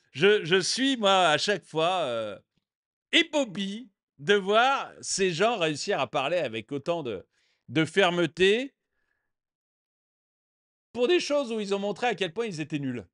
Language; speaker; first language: French; native; French